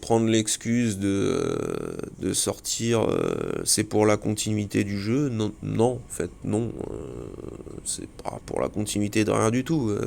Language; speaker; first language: French; native; French